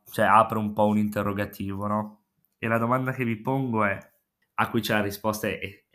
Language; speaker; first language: Italian; native; Italian